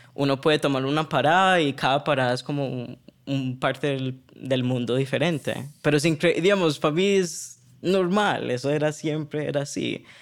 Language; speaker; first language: Spanish; early bilingual, heritage; Spanish